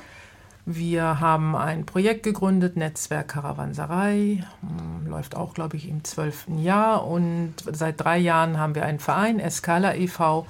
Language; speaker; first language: German; native; German